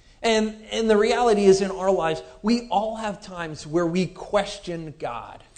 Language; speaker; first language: English; native; English